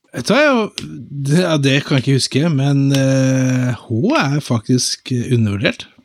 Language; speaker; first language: Norwegian; native; Norwegian